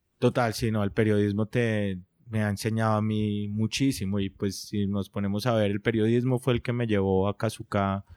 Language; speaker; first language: Spanish; native; Spanish